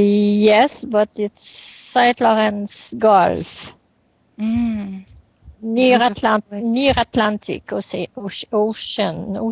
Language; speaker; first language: English; non-native, learner; French